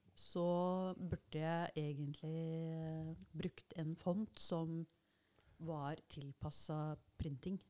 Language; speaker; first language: Norwegian; native; Norwegian